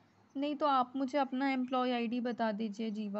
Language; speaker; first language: Hindi; native; Hindi